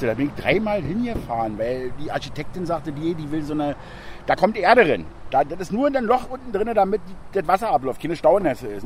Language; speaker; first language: German; native; German